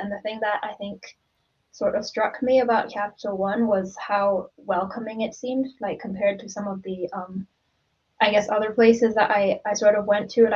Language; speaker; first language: English; non-native, local second language; Cantonese